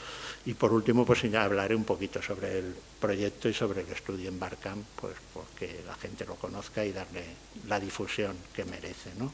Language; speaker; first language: Spanish; native; Spanish